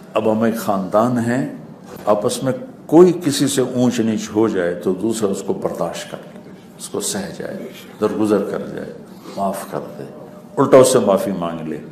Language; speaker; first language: Urdu; non-native, local second language; Punjabi